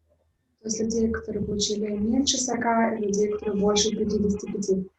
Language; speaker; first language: Russian; native; Russian